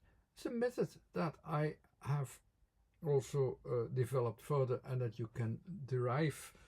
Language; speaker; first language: English; non-native, fluent; Dutch